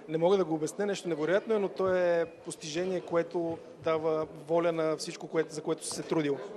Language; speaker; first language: Bulgarian; native; Bulgarian